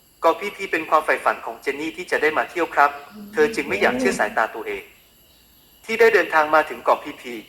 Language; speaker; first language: Thai; native; Thai